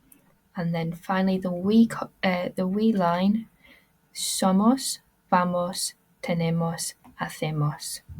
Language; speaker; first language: Spanish; non-native, fluent; English